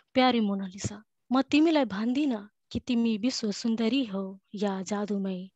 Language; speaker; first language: Nepali; native; Nepali